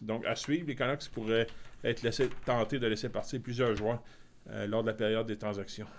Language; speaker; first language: French; native; French